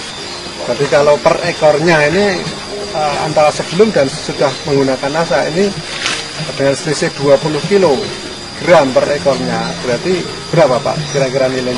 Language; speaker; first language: Indonesian; native; Indonesian